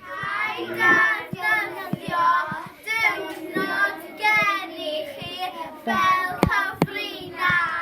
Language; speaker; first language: Welsh; non-native, local second language; English